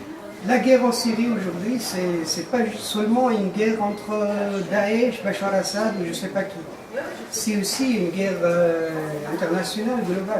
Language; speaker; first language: French; non-native, fluent; Persian